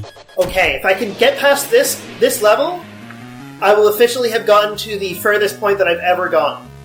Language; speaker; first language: English; native; English